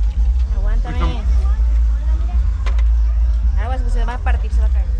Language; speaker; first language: Spanish; native; Spanish